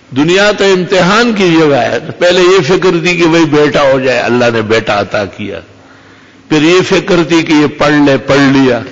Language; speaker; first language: Urdu; non-native, local second language; Pashto